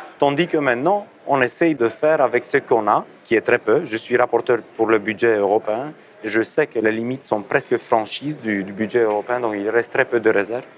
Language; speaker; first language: French; non-native, fluent; Romanian